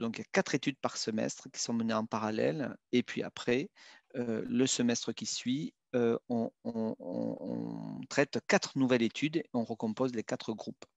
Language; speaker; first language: French; native; French